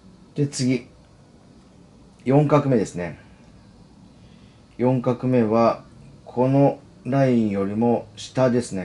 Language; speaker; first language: Japanese; native; Japanese